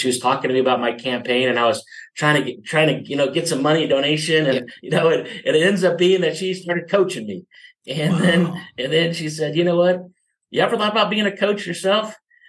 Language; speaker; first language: English; native; English